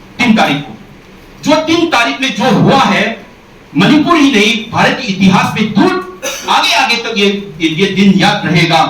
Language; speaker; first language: Hindi; non-native, local second language; Manipuri